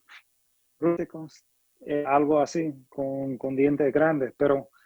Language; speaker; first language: Spanish; non-native, fluent; English